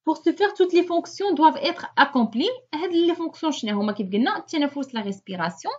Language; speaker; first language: French; non-native, local second language; Arabic